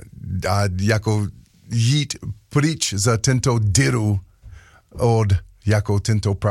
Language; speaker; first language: Slovak; non-native, learner; English